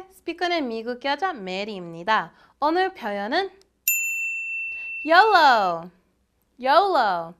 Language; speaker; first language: Korean; non-native, fluent; English